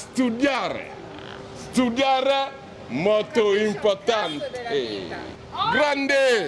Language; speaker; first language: Italian; non-native, learner; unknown